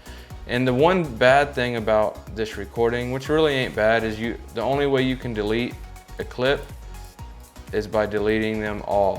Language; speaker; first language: English; native; English